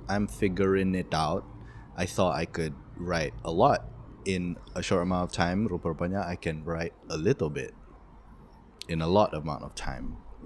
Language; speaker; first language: English; non-native, local second language; Malay